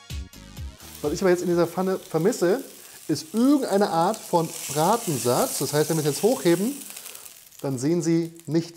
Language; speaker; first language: German; native; German